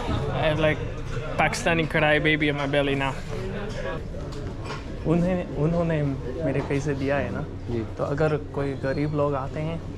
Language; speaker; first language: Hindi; non-native, fluent; English